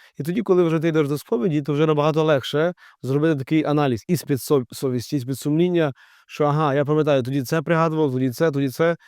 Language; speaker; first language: Ukrainian; native; Ukrainian